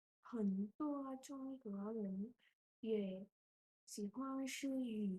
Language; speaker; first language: Chinese; non-native, learner; Thai